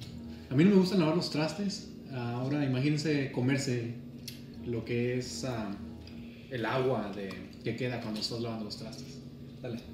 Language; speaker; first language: Spanish; early bilingual, other home language; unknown